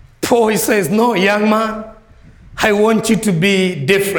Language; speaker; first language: English; non-native, local second language; Nyanja